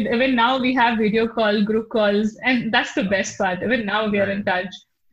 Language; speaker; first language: English; non-native, local second language; Tulu